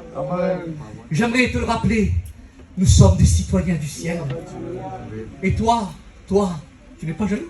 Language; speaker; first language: French; native; French